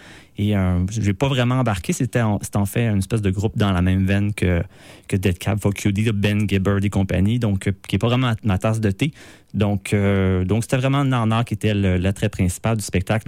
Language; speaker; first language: French; native; French